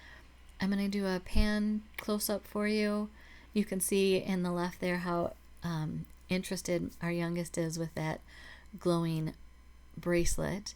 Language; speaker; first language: English; native; English